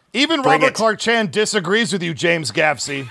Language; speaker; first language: English; native; English